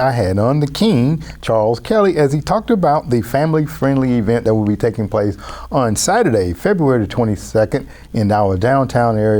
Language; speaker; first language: English; native; English